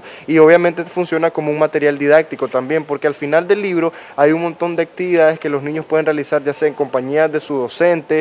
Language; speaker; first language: Spanish; native; Spanish